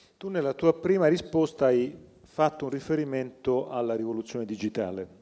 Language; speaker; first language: Italian; native; Italian